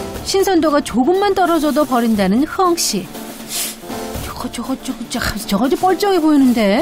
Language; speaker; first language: Korean; native; Korean